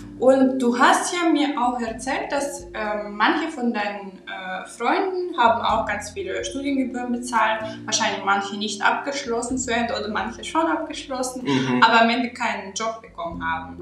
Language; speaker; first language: German; non-native, fluent; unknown